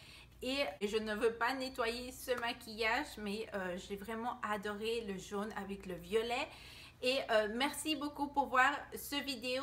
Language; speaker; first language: French; non-native, fluent; Spanish